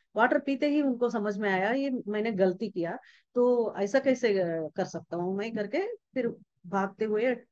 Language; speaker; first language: Hindi; non-native, local second language; Telugu